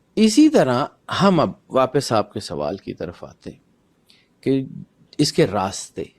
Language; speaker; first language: Urdu; non-native, local second language; Punjabi